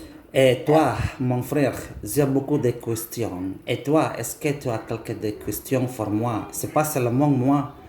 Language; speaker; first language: French; non-native, learner; Indonesian